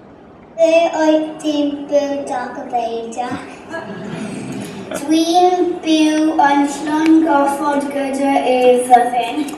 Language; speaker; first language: Welsh; non-native, learner; English